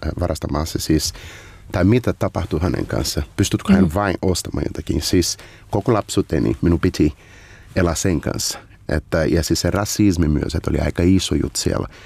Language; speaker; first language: Finnish; non-native, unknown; Portuguese